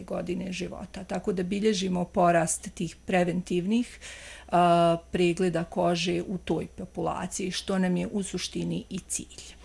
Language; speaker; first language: Croatian; native; Croatian